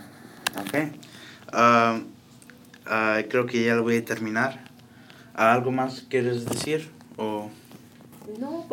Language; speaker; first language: Spanish; early bilingual, heritage; Spanish